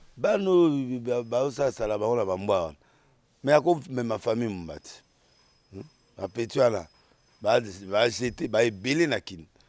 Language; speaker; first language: Lingala; native; Lingala